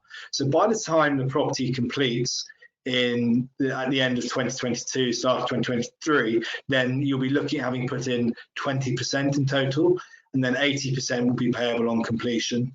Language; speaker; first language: English; native; English